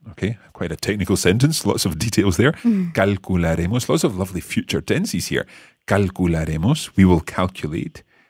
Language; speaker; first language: English; native; English